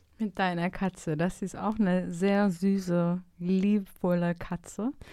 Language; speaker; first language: German; non-native, fluent; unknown